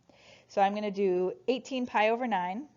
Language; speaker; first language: English; native; English